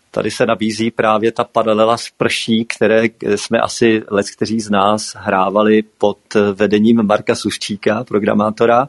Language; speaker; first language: Czech; native; Czech